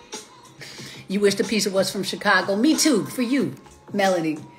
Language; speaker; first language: English; native; English